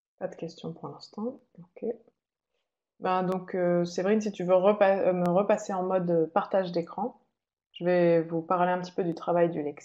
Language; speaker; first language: French; native; French